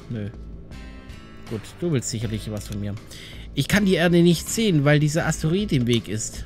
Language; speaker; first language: German; native; German